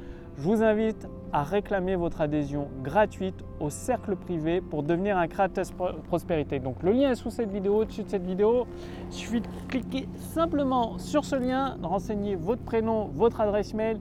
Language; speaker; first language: French; native; French